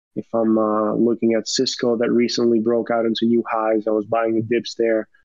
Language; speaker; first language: English; early bilingual, other home language; Romanian